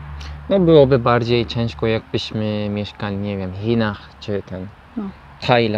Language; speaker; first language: Polish; non-native, fluent; Turkish